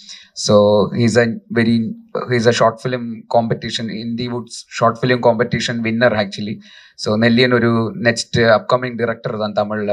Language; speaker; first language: Tamil; non-native, local second language; Malayalam